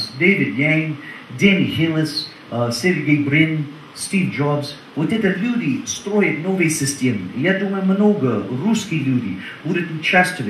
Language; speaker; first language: Russian; non-native, learner; English